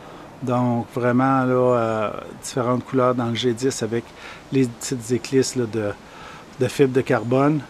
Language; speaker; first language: French; native; French